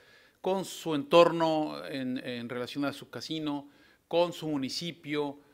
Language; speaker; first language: Spanish; native; Spanish